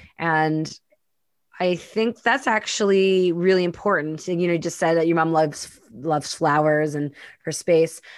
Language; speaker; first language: English; native; English